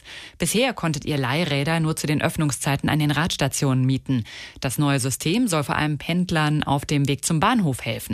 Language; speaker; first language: German; native; German